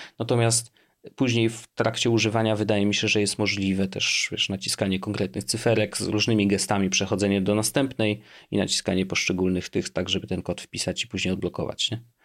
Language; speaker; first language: Polish; native; Polish